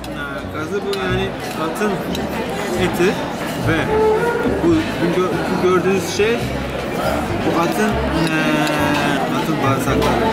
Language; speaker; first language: Turkish; non-native, learner; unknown